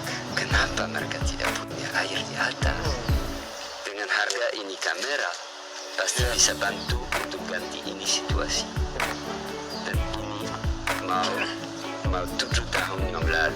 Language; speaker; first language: Indonesian; non-native, learner; French